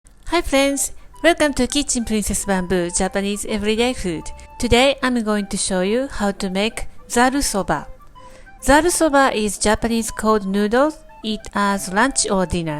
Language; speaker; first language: English; non-native, fluent; Japanese